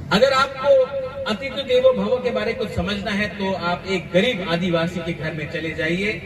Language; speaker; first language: Hindi; non-native, local second language; Kok Borok